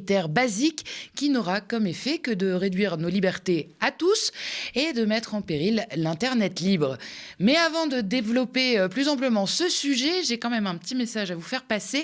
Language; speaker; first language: French; native; French